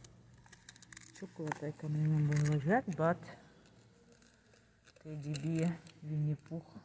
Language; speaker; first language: English; non-native, learner; Russian